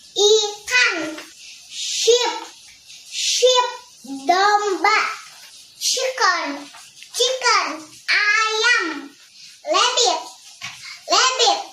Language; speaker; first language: English; non-native, learner; Indonesian